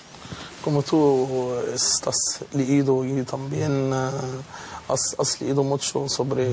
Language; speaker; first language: Spanish; non-native, learner; Arabic